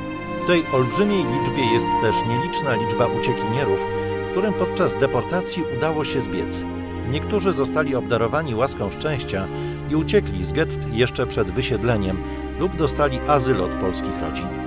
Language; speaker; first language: Polish; native; Polish